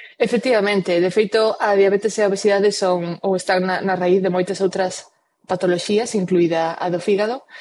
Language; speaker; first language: Galician; non-native, local second language; Spanish